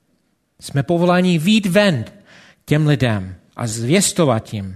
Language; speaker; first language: Czech; non-native, fluent; English